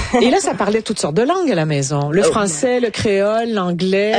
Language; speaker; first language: French; native; French